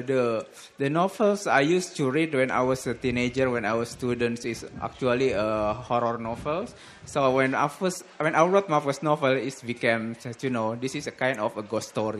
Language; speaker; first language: English; non-native, learner; Indonesian